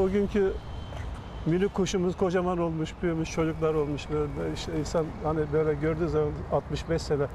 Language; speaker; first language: Turkish; native; Turkish